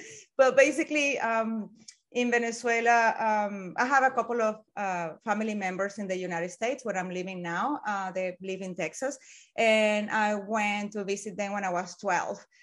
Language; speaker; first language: English; non-native, fluent; Spanish